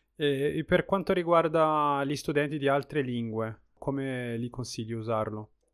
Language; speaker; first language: Italian; non-native, fluent; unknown